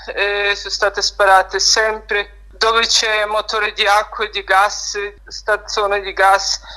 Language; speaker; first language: Italian; non-native, learner; Ukrainian